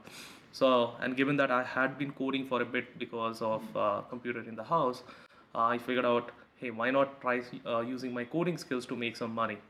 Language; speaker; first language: English; non-native, local second language; Hindi